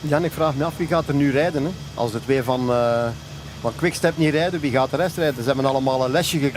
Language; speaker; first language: Dutch; native; Dutch